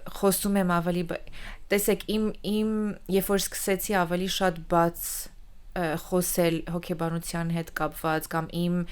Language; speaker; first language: Armenian; early bilingual, heritage; English